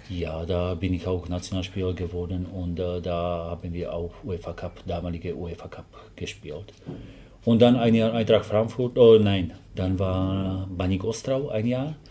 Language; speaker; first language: German; non-native, fluent; Slovak